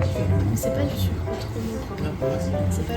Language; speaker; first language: French; native; French